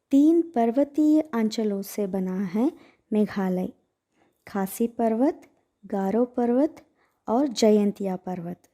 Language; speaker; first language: Hindi; non-native, local second language; Kannada